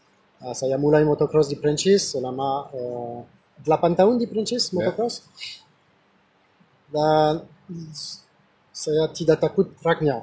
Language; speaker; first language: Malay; non-native, learner; French